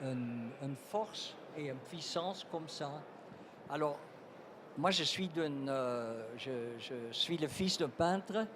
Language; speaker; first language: French; non-native, fluent; Dutch